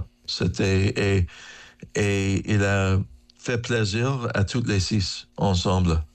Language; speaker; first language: French; non-native, learner; English